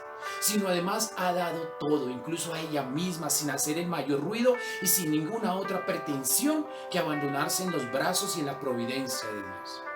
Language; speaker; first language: Spanish; native; Spanish